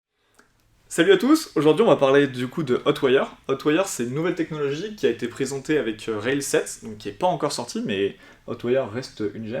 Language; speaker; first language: French; native; French